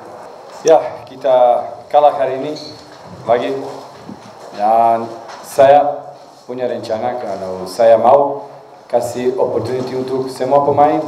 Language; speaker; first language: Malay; non-native, learner; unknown